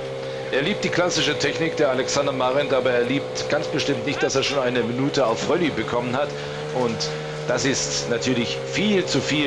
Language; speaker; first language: German; native; German